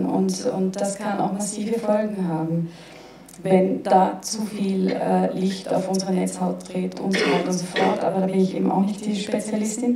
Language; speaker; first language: German; native; German